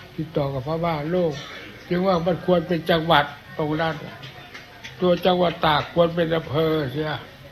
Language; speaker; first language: Thai; non-native, local second language; Northeastern Thai